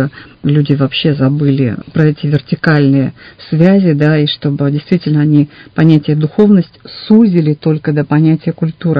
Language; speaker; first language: Russian; native; Russian